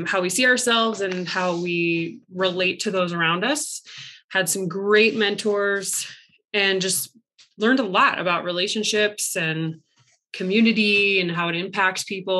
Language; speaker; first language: English; native; English